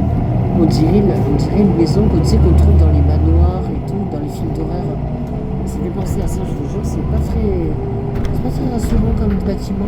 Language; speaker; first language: French; native; French